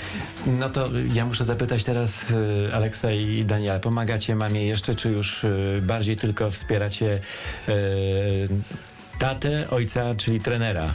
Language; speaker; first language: Polish; native; Polish